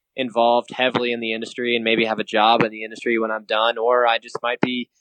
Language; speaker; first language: English; native; English